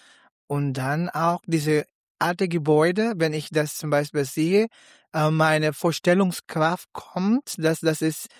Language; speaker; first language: German; non-native, learner; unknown